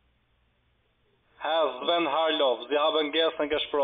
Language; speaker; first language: German; non-native, learner; Albanian